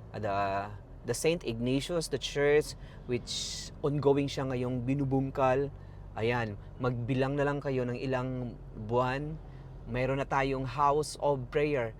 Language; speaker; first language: Filipino; non-native, local second language; Cebuano